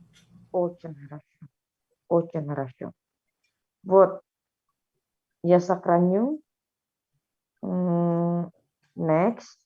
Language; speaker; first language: Russian; non-native, fluent; Indonesian